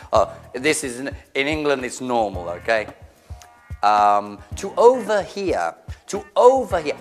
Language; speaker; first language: English; native; English